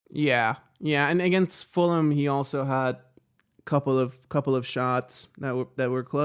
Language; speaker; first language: English; native; English